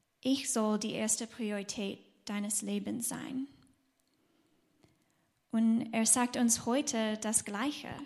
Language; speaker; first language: German; non-native, fluent; English